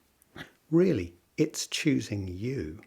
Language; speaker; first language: English; native; English